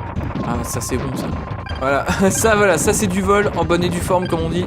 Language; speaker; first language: French; native; French